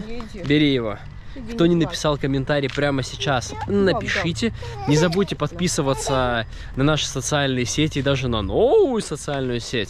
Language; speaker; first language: Russian; native; Russian